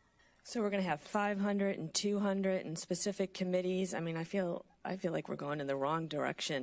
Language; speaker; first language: English; native; English